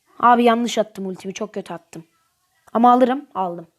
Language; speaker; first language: Turkish; native; Turkish